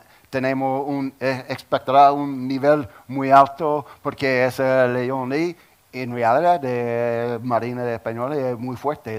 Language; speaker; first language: Spanish; non-native, learner; English